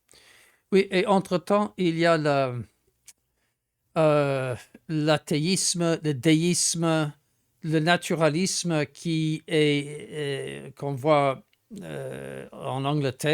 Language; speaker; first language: French; non-native, fluent; English